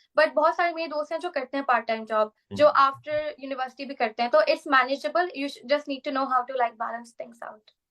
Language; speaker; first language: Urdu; native; Urdu